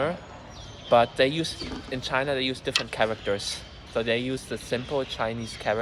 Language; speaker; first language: English; non-native, fluent; German